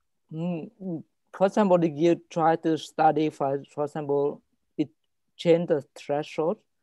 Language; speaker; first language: English; non-native, fluent; Vietnamese